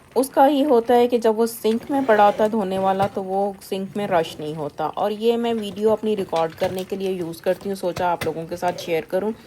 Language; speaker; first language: Urdu; native; Urdu